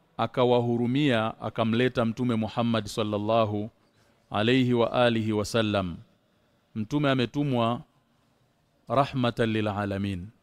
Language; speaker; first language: Swahili; native; Swahili